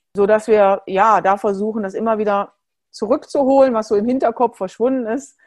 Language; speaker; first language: German; native; German